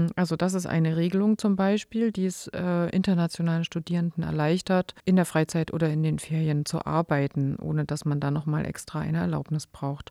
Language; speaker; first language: German; native; German